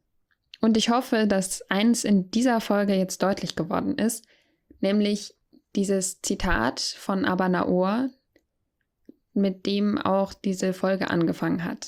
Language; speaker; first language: German; native; German